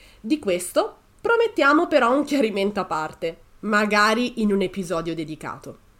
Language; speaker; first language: Italian; native; Italian